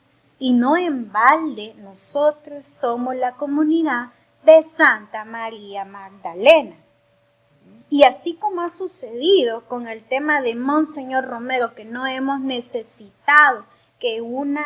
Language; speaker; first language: Spanish; native; Spanish